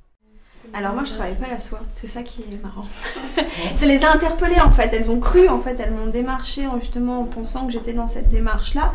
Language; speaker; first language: French; native; French